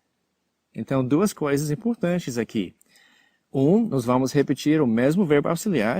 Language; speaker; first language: Portuguese; non-native, fluent; English